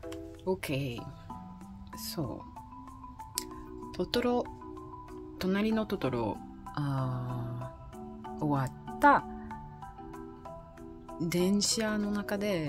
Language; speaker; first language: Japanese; non-native, learner; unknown